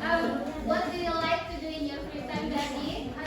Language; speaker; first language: English; non-native, fluent; Indonesian